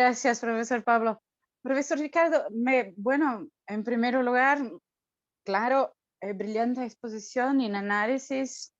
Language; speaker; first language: Spanish; non-native, fluent; Portuguese